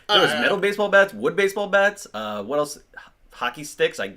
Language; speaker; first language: English; native; English